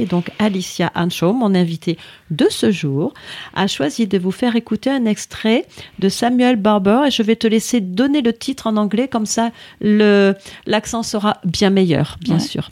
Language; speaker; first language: French; native; French